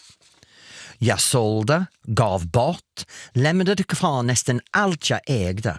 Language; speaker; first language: Swedish; non-native, fluent; English